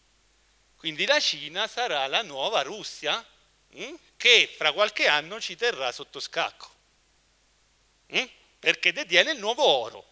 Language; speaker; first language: Italian; native; Italian